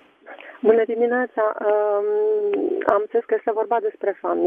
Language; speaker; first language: Romanian; native; Romanian